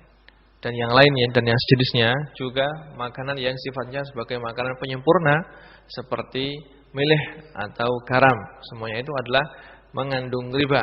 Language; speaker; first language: Indonesian; native; Indonesian